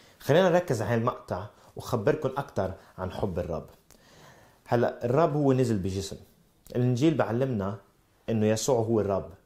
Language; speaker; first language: Arabic; early bilingual, heritage; Arabic